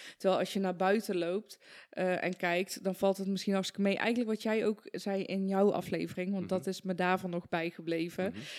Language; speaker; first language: Dutch; early bilingual, other home language; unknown